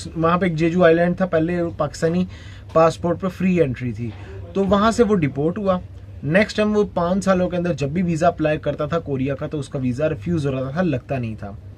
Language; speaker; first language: Urdu; native; Urdu